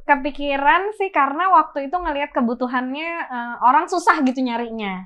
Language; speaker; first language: Indonesian; native; Indonesian